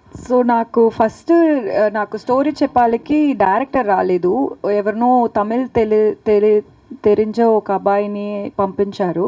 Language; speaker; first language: Telugu; non-native, learner; Tamil